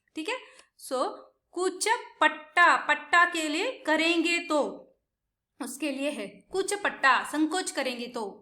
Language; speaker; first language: Hindi; non-native, local second language; Tamil